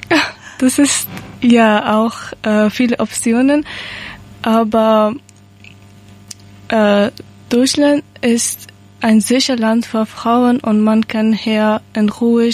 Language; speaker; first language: German; non-native, learner; Persian